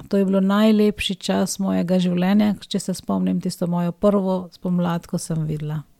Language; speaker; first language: Slovenian; non-native, fluent; Hindi